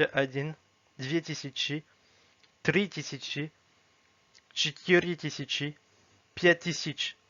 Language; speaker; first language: Russian; non-native, fluent; French